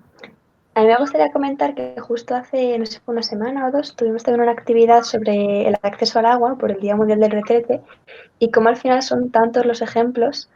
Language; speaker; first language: Spanish; native; Spanish